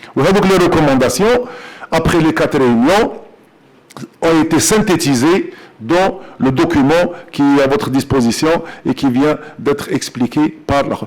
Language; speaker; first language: French; non-native, local second language; Arabic